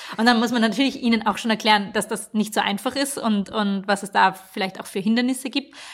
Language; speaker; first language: German; native; German